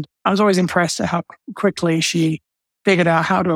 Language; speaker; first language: English; native; English